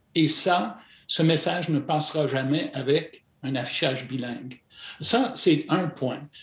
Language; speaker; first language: French; non-native, fluent; English